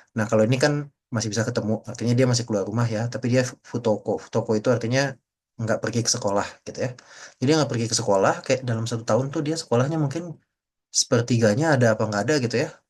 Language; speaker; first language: Indonesian; native; Indonesian